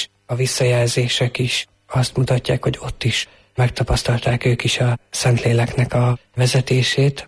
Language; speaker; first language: Hungarian; native; Hungarian